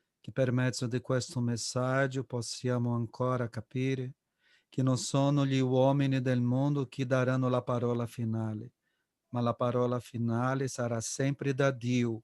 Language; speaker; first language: Italian; non-native, fluent; Portuguese